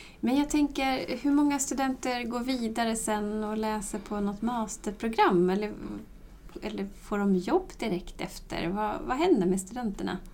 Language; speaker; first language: Swedish; native; Swedish